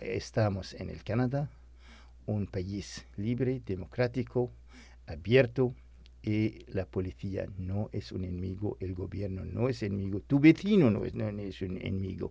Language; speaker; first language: Spanish; non-native, fluent; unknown